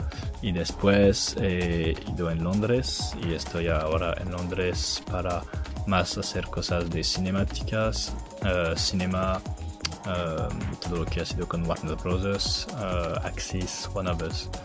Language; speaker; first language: Spanish; non-native, learner; French